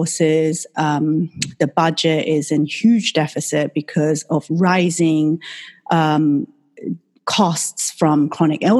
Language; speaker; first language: English; non-native, fluent; Chinese